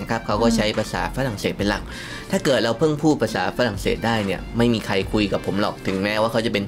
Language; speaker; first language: Thai; native; Thai